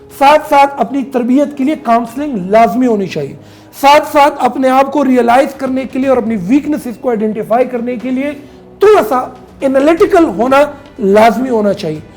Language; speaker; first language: Urdu; non-native, local second language; Pashto